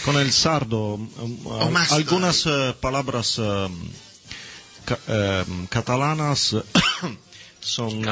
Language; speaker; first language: Spanish; non-native, learner; Italian